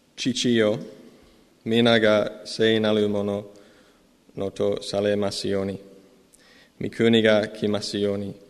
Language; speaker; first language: Japanese; non-native, learner; English